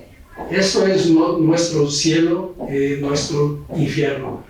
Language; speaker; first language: Spanish; non-native, fluent; Portuguese